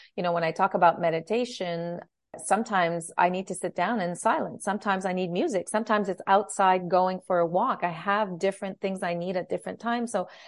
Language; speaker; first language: English; native; English